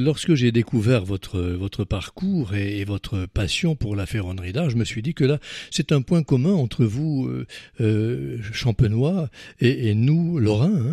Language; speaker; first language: French; native; French